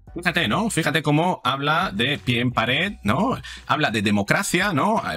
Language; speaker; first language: Spanish; non-native, fluent; Italian